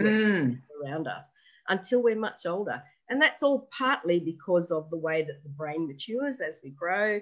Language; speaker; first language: English; native; English